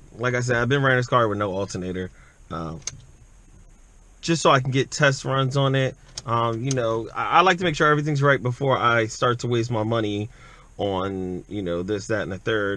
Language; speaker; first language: English; native; English